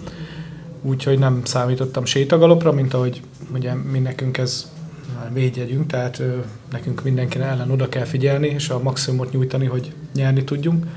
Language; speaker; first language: Hungarian; native; Hungarian